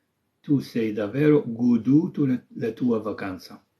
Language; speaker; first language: Italian; non-native, fluent; Arabic